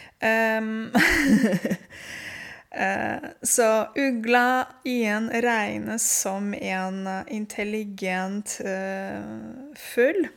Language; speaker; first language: Norwegian; non-native, fluent; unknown